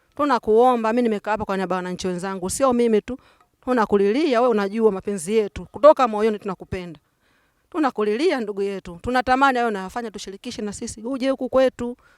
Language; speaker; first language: Swahili; native; Swahili